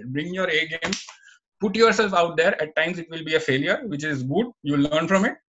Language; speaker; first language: English; non-native, local second language; Bangla